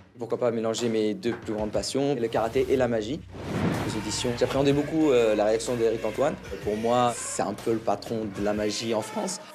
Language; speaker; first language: French; non-native, fluent; Arabic